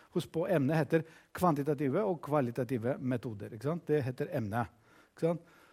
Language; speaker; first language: Norwegian; non-native, fluent; Greek